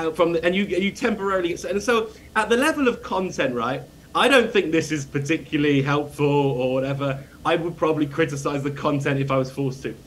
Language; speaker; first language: English; native; English